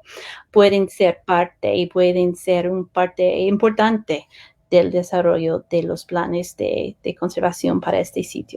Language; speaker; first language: Spanish; non-native, fluent; English